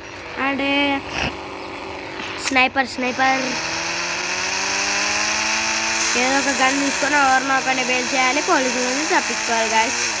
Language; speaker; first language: Telugu; native; Telugu